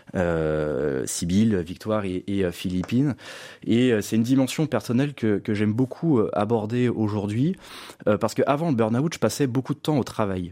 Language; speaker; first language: French; native; French